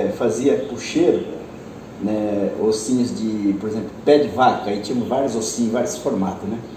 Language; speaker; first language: Portuguese; early bilingual, other home language; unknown